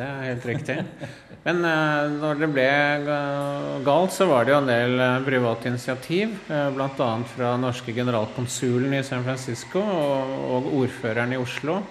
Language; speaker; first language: Norwegian; native; Norwegian